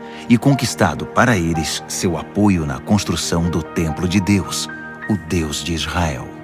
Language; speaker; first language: Portuguese; native; Portuguese